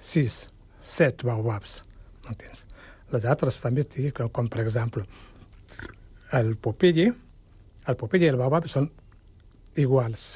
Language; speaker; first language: Catalan; non-native, fluent; Wolof